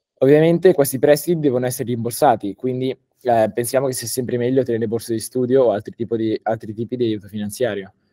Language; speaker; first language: Italian; early bilingual, heritage; Italian